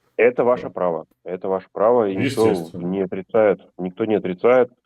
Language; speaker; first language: Russian; native; Russian